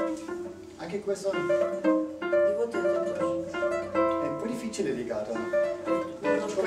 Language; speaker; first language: Italian; non-native, learner; German